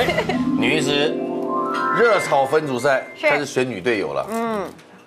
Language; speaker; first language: Chinese; native; Chinese